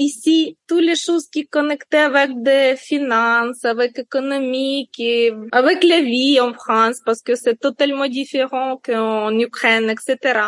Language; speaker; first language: French; non-native, learner; Ukrainian